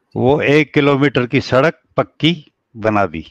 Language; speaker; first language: Hindi; native; Hindi